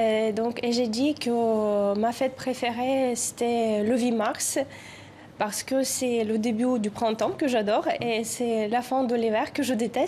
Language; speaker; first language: French; non-native, fluent; Ukrainian